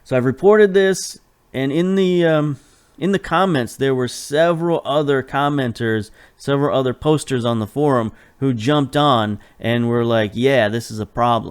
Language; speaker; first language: English; native; English